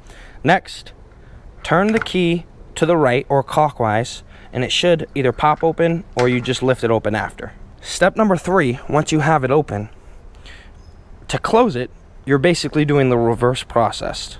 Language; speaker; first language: English; native; English